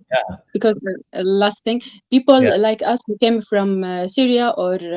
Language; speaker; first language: English; non-native, learner; Arabic